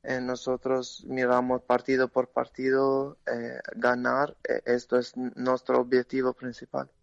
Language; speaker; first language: Spanish; non-native, learner; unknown